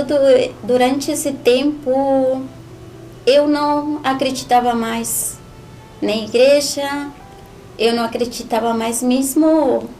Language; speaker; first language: Portuguese; non-native, learner; Spanish